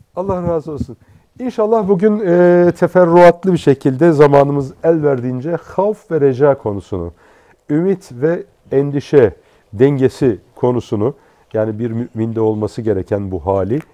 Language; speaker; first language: Turkish; native; Turkish